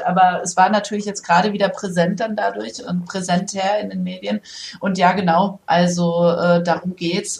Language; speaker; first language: German; native; German